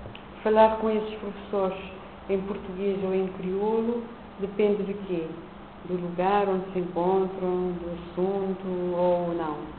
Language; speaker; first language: Portuguese; non-native, local second language; Kabuverdianu